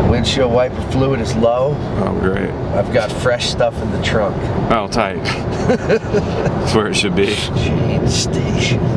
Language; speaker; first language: English; native; English